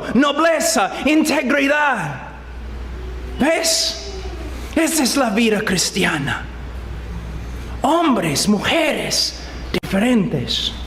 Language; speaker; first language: Spanish; non-native, fluent; English